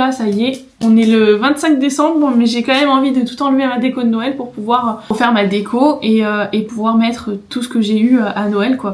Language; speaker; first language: French; native; French